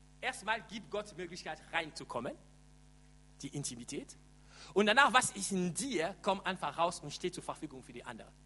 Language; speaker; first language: German; non-native, fluent; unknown